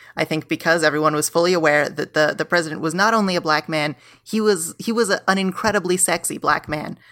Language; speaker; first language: English; native; English